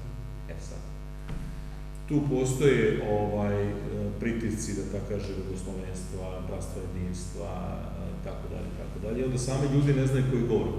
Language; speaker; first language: Serbian; native; Serbian